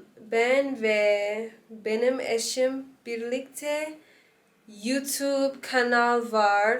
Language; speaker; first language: Turkish; non-native, learner; English